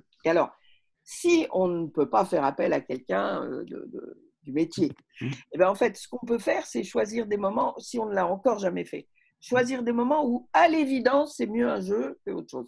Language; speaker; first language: French; native; French